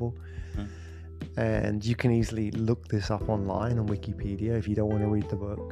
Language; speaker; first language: English; native; English